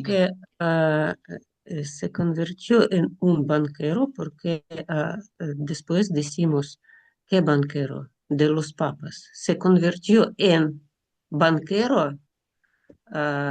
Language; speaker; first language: Spanish; non-native, learner; Russian